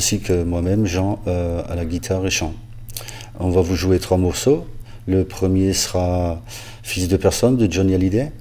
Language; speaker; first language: French; native; French